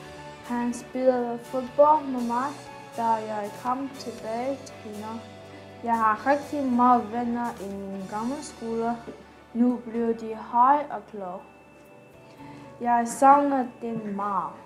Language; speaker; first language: Danish; non-native, learner; Chinese